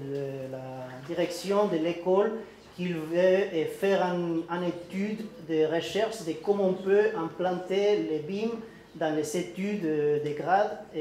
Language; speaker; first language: French; non-native, learner; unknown